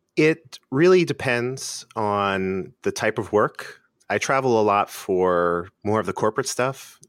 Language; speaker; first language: English; native; English